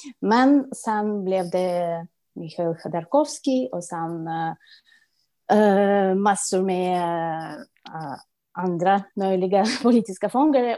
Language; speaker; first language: Swedish; non-native, fluent; Russian